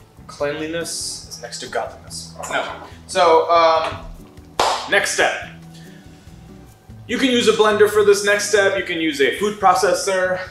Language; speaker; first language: English; native; English